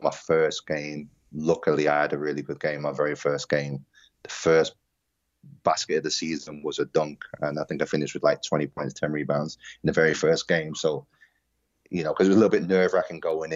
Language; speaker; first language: English; native; English